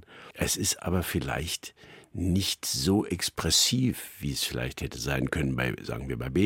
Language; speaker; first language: German; native; German